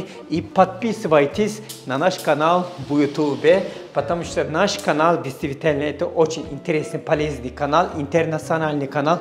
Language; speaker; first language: Russian; non-native, learner; Turkish